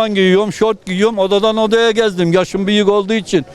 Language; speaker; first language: Turkish; native; Turkish